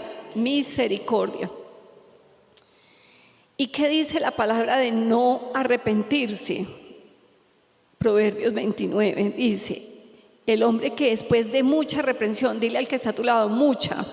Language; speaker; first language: Spanish; native; Spanish